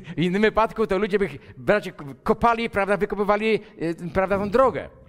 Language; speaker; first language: Polish; native; Polish